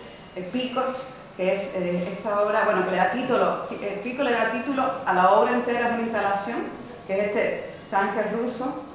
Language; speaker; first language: Spanish; native; Spanish